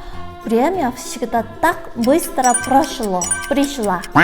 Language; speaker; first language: Russian; non-native, learner; Korean